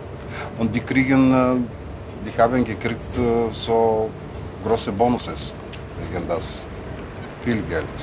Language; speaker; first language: German; non-native, learner; Bulgarian